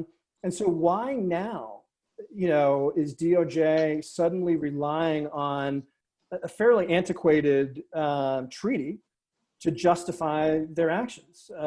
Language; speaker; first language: English; native; English